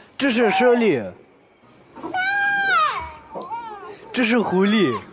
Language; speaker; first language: Chinese; non-native, local second language; Tibetan